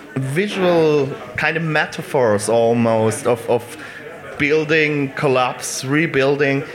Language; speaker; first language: English; non-native, fluent; German